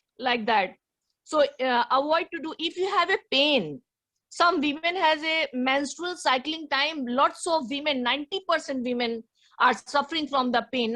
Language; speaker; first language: English; non-native, learner; Hindi